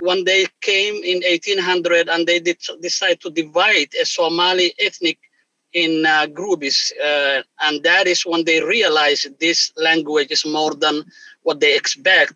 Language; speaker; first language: English; non-native, fluent; Somali